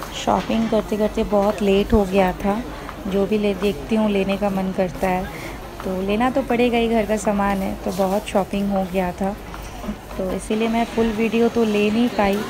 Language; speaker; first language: Hindi; non-native, local second language; Bangla